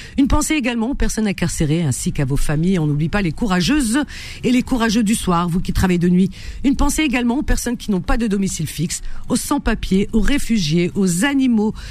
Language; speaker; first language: French; native; French